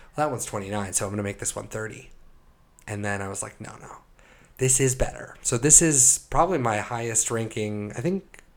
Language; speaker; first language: English; native; English